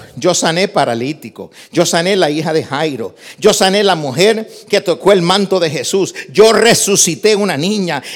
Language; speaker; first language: Spanish; early bilingual, heritage; Spanish